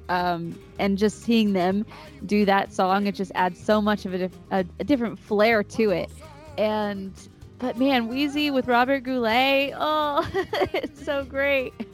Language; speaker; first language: English; native; English